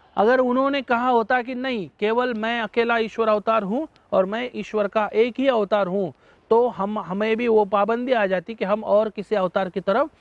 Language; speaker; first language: Hindi; non-native, local second language; Marathi